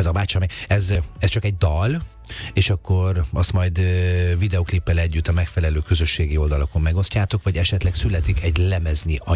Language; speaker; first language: Hungarian; native; Hungarian